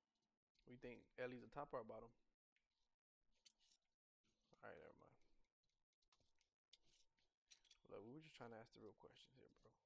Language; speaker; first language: English; native; English